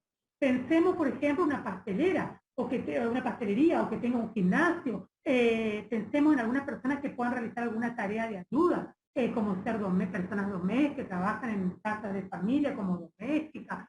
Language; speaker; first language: Spanish; native; Spanish